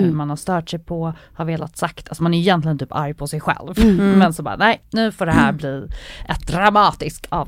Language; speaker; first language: Swedish; native; Swedish